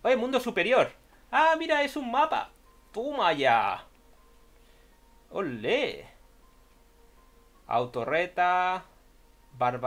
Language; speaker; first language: Spanish; native; Spanish